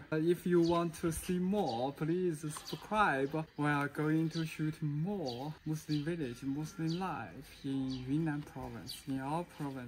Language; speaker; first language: English; non-native, fluent; Chinese